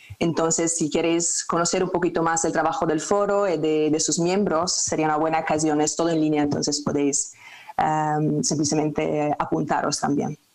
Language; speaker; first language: Spanish; non-native, fluent; Italian